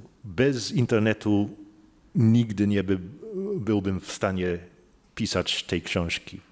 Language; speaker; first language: Polish; non-native, fluent; English